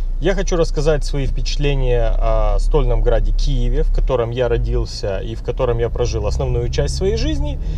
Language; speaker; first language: Russian; native; Russian